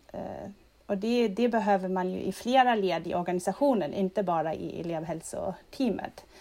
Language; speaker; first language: Swedish; non-native, fluent; German